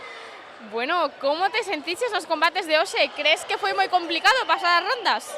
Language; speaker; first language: Galician; native; Galician